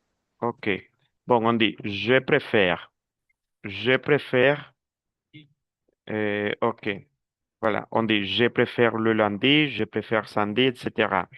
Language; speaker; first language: French; non-native, fluent; Spanish